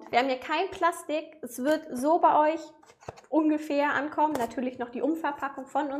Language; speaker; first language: German; native; German